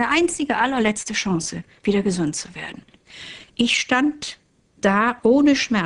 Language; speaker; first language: German; native; German